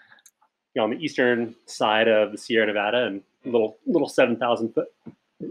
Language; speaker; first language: English; native; English